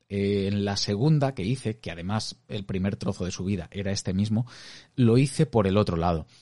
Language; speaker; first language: Spanish; native; Spanish